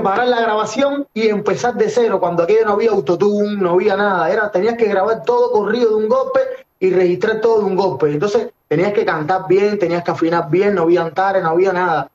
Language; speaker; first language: Spanish; native; Spanish